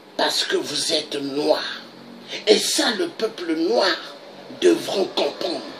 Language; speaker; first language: French; non-native, local second language; Lingala